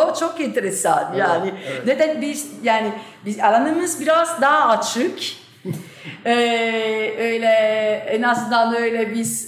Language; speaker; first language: Turkish; non-native, fluent; Italian